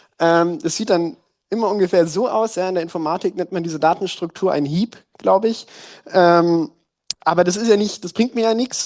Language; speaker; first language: German; native; German